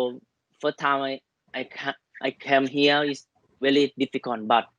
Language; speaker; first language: English; non-native, learner; Thai